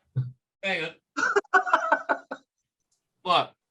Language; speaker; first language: English; native; English